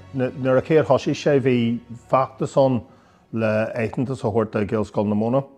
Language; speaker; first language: Irish; non-native, local second language; English